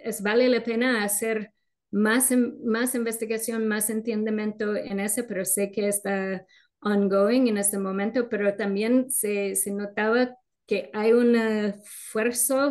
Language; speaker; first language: Spanish; non-native, fluent; English